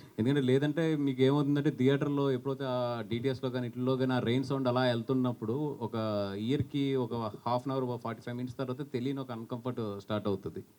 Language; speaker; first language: Telugu; native; Telugu